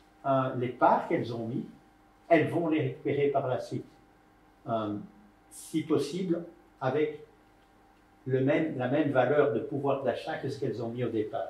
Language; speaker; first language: French; native; French